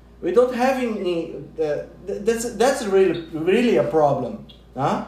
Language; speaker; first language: English; non-native, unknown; Portuguese